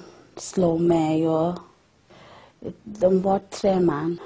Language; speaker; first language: Swedish; non-native, learner; Persian